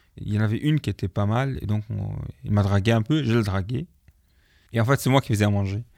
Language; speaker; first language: French; non-native, fluent; Arabic